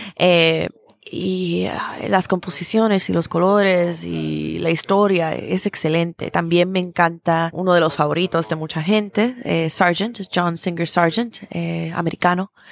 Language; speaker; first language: Spanish; native; Spanish